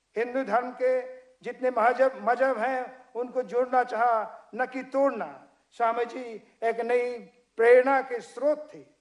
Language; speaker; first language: Hindi; non-native, local second language; Bangla